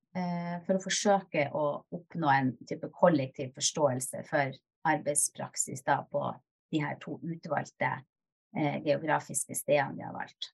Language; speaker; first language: Norwegian; native; Norwegian